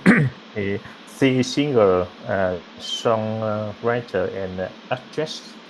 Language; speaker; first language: English; non-native, learner; Vietnamese